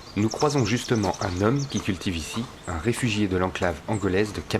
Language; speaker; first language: French; native; French